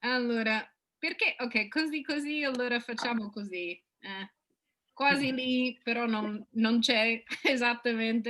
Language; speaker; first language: Italian; non-native, fluent; English